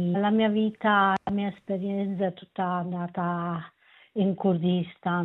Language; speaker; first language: Italian; non-native, learner; Kurdish